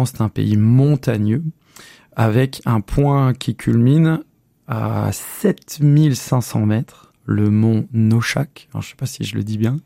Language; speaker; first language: French; native; French